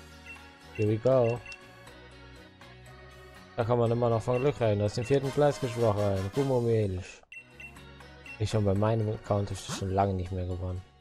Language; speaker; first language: German; native; German